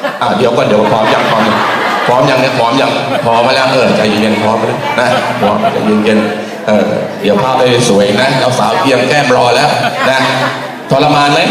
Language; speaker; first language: Thai; native; Thai